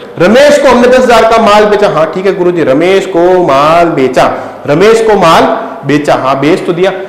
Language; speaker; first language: Hindi; native; Hindi